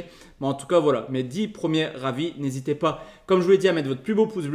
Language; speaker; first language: French; native; French